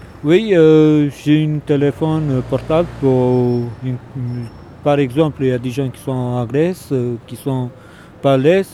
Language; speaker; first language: French; non-native, learner; Romanian